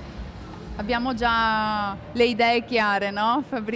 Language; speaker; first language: Italian; native; Italian